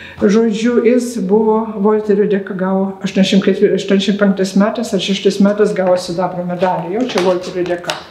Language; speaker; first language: Lithuanian; native; Lithuanian